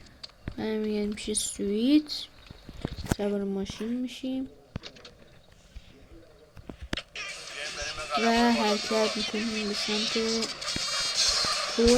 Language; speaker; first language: Persian; native; Persian